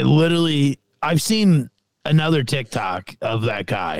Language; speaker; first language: English; native; English